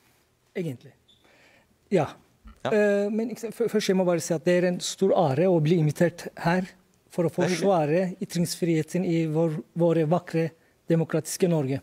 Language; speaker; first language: Norwegian; non-native, fluent; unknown